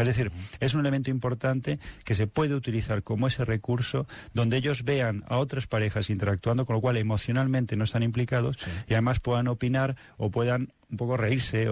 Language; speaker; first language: Spanish; native; Spanish